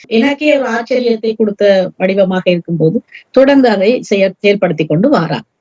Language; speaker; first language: Tamil; early bilingual, heritage; Tamil